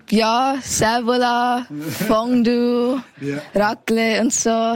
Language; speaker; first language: German; early bilingual, heritage; Thai